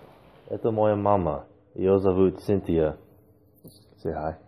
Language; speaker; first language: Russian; non-native, learner; English